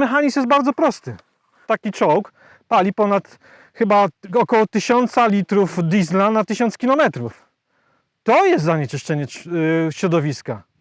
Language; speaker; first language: Polish; native; Polish